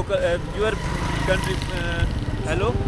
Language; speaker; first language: English; non-native, learner; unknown